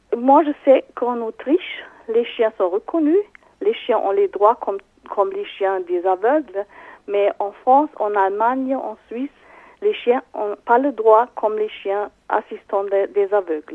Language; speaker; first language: French; non-native, fluent; German